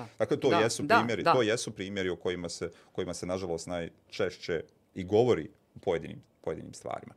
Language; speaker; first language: Bosnian; native; Bosnian